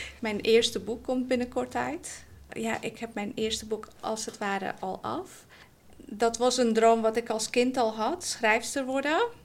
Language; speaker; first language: Dutch; early bilingual, other home language; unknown